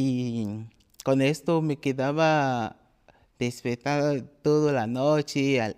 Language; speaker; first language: Spanish; non-native, learner; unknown